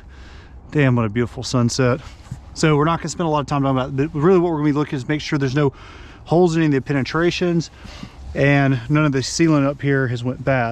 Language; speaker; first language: English; native; English